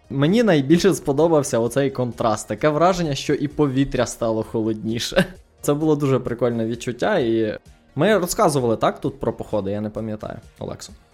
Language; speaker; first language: Ukrainian; native; Ukrainian